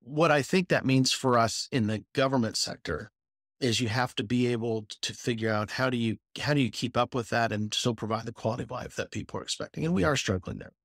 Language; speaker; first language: English; native; English